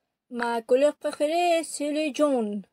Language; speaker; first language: French; non-native, learner; Catalan